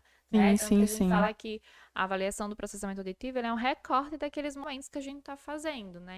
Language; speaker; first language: Portuguese; native; Portuguese